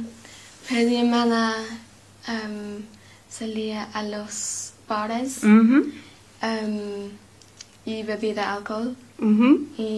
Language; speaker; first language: Spanish; non-native, learner; English